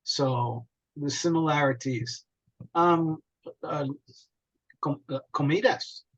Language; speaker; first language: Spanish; non-native, learner; English